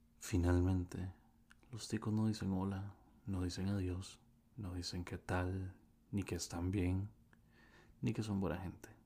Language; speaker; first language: Spanish; native; Spanish